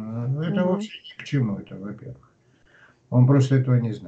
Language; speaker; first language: Russian; native; Russian